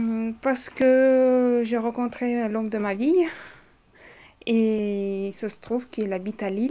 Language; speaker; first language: French; non-native, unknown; Russian